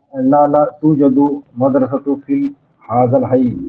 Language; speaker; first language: Arabic; non-native, learner; Urdu